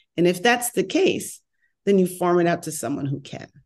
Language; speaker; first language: English; native; English